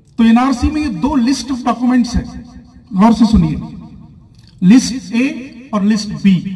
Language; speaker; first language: Urdu; native; Urdu